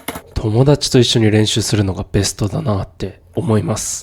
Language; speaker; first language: Japanese; native; Japanese